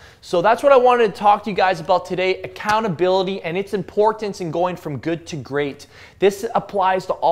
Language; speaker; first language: English; native; English